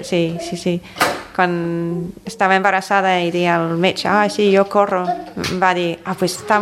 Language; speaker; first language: Catalan; non-native, fluent; English